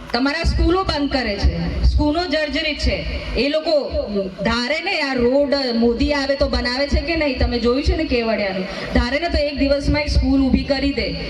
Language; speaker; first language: Gujarati; non-native, local second language; Vasavi